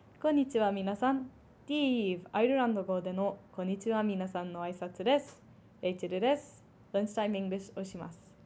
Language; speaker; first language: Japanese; non-native, fluent; English